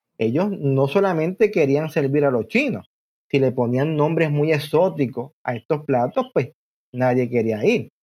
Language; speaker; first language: Spanish; native; Spanish